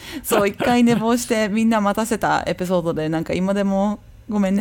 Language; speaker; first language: Japanese; early bilingual, heritage; Japanese